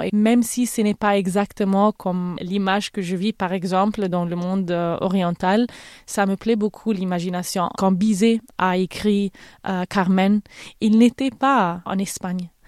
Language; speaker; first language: French; non-native, fluent; Arabic